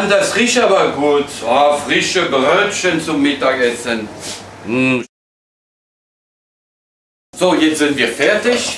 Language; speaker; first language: German; non-native, fluent; French